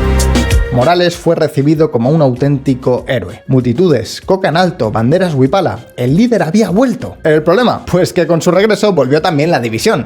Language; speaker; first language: Spanish; native; Spanish